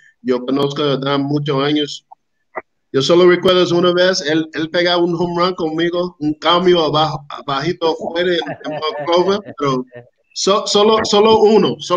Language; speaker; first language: Spanish; non-native, learner; English